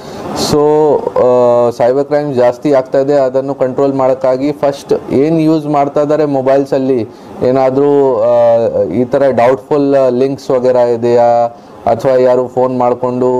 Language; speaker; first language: Kannada; non-native, local second language; Hindi